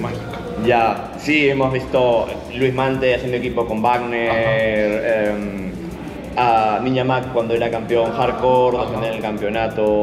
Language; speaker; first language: Spanish; native; Spanish